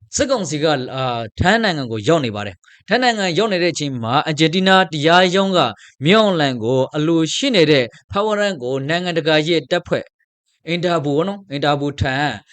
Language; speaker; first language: Burmese; native; Burmese